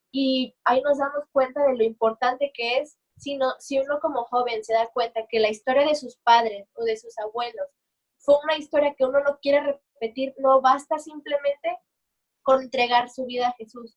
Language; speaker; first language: Spanish; native; Spanish